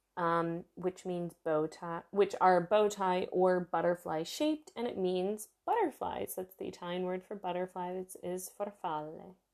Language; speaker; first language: English; early bilingual, other home language; Italian